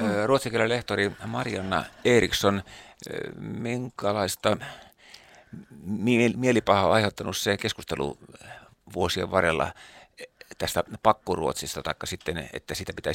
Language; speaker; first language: Finnish; native; Finnish